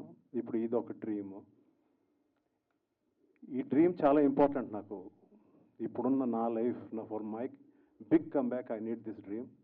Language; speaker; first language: Telugu; native; Telugu